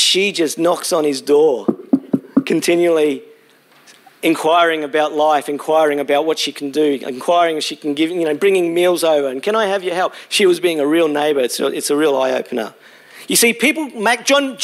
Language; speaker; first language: English; native; English